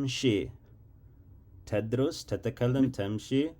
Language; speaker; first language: Arabic; non-native, fluent; English